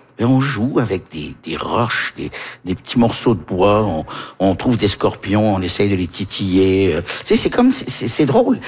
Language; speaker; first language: French; early bilingual, heritage; French